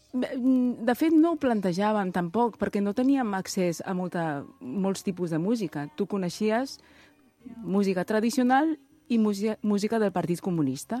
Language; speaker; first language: Catalan; early bilingual, other home language; Chinese